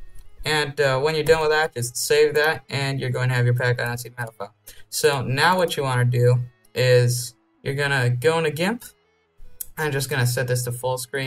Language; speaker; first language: English; native; English